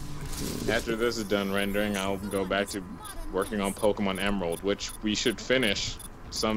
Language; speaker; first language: English; native; English